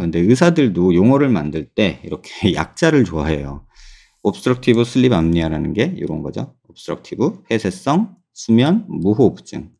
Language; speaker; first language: Korean; native; Korean